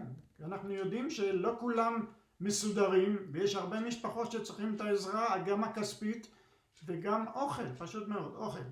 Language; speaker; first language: Hebrew; early bilingual, other home language; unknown